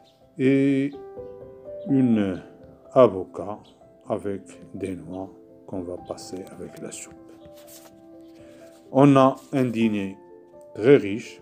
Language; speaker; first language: French; non-native, local second language; Arabic